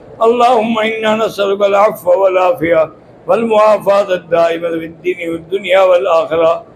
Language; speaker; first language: Urdu; non-native, local second language; Punjabi